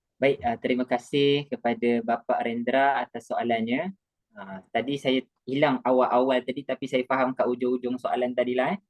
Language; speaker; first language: Malay; native; Malay